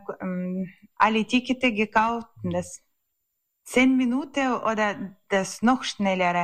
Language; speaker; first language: German; non-native, learner; Ukrainian